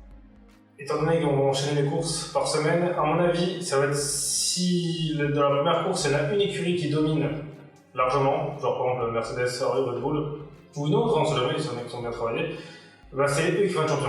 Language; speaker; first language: French; native; French